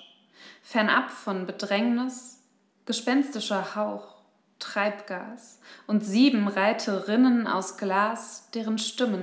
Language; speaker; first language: German; native; German